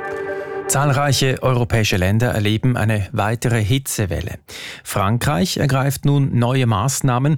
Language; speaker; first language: German; native; German